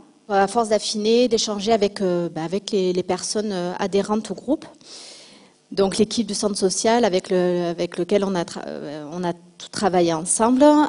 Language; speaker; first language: French; native; French